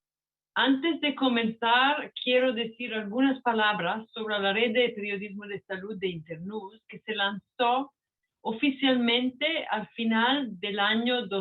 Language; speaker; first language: Spanish; non-native, fluent; Italian